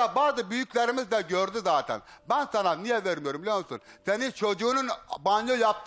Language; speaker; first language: Turkish; native; Turkish